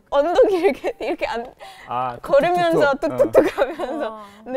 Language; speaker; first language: Korean; non-native, fluent; Spanish